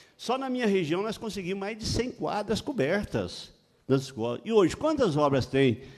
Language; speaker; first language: Portuguese; native; Portuguese